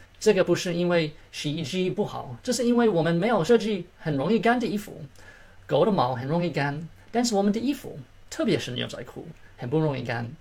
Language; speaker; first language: Chinese; early bilingual, heritage; Chinese